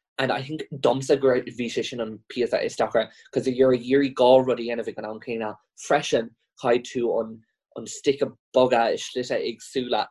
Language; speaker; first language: Irish; non-native, local second language; English